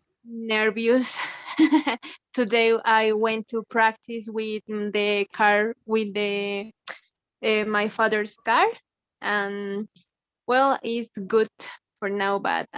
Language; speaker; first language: English; non-native, learner; Spanish